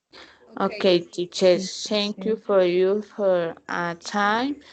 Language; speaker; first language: English; non-native, learner; Spanish